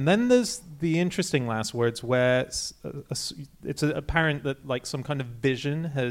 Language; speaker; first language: English; native; English